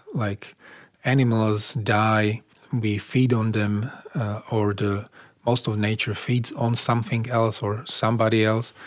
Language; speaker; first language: English; non-native, fluent; Slovak